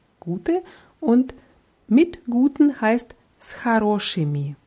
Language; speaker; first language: German; non-native, fluent; Russian